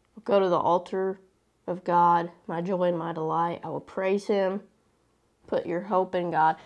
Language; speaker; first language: English; native; English